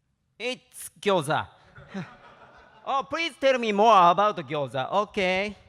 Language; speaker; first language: English; non-native, learner; Japanese